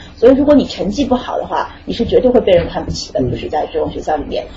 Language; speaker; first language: Chinese; native; Chinese